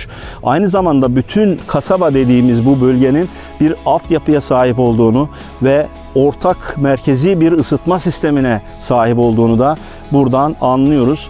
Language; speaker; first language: Turkish; native; Turkish